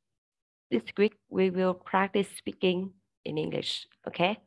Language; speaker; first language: English; non-native, learner; Vietnamese